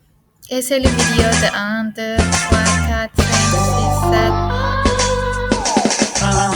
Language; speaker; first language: French; non-native, fluent; English